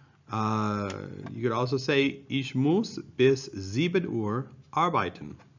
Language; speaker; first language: German; non-native, fluent; English